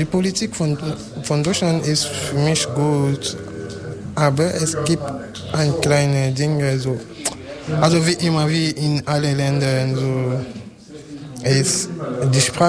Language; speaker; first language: German; non-native, learner; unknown